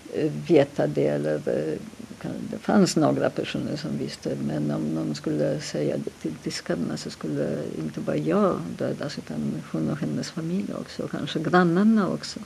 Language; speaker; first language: Swedish; non-native, fluent; Polish